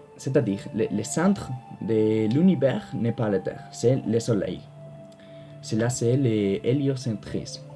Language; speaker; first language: French; non-native, learner; Spanish